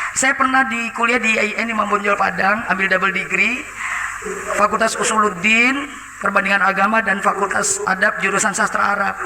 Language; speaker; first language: Indonesian; native; Indonesian